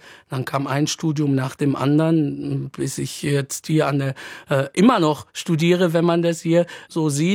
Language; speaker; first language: German; non-native, fluent; Arabic